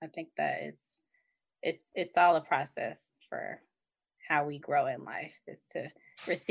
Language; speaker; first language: English; native; English